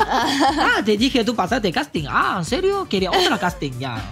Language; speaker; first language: Spanish; non-native, learner; Chinese